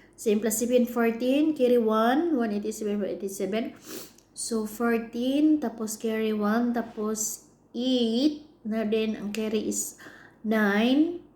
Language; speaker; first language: Filipino; non-native, local second language; Iloko